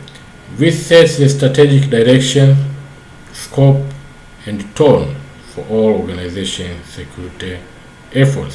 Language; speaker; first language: English; non-native, local second language; Swahili